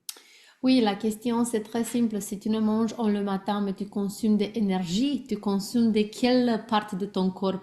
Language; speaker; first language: French; non-native, learner; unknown